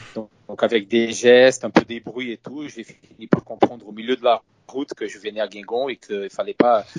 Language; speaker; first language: French; non-native, fluent; Portuguese